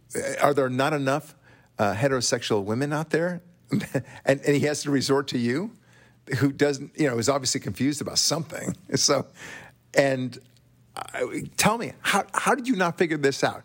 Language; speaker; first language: English; non-native, fluent; Hebrew